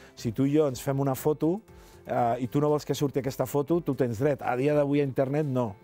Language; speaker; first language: Catalan; native; Catalan